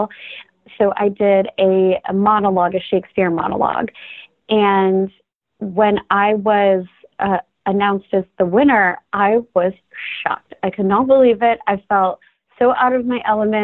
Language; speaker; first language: English; native; English